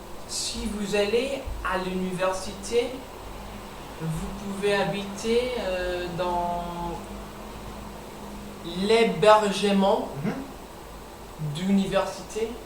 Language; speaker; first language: French; non-native, learner; English